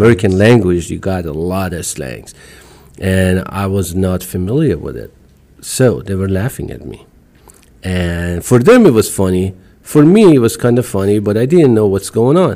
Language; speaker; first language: English; non-native, fluent; Persian